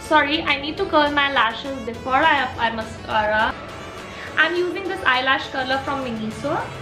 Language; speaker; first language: English; non-native, local second language; Hindi